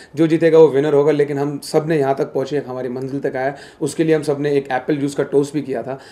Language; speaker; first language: Hindi; native; Hindi